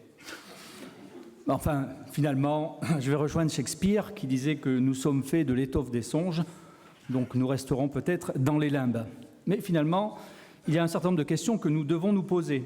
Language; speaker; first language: French; native; French